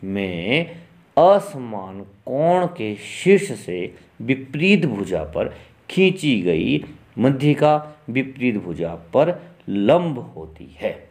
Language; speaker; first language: Hindi; native; Hindi